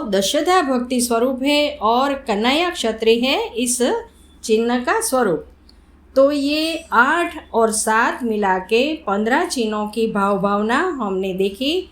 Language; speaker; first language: Hindi; non-native, local second language; Gujarati